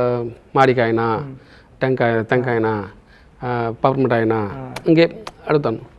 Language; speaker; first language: Telugu; non-native, learner; Tamil